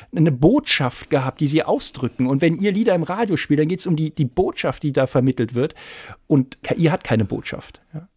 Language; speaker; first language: German; native; German